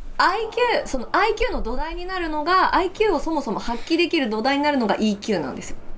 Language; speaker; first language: Japanese; native; Japanese